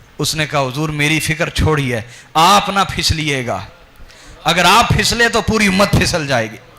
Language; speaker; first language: Urdu; non-native, local second language; Punjabi